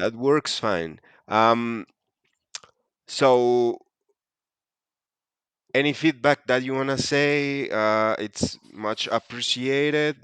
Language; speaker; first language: English; non-native, fluent; Spanish